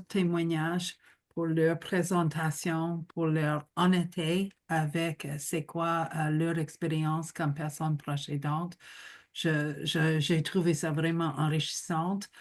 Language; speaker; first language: French; non-native, local second language; English